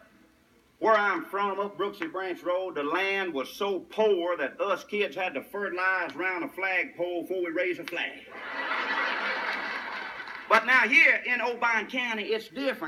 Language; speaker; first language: English; native; English